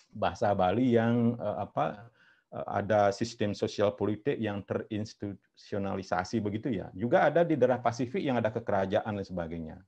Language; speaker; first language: Indonesian; non-native, local second language; Balinese